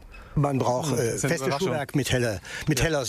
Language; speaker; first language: German; native; German